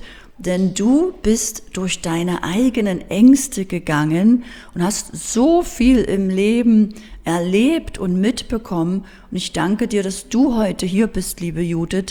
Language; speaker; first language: German; native; German